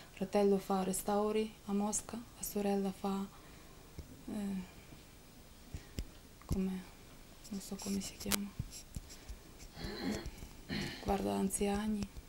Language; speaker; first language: Italian; non-native, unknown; Ukrainian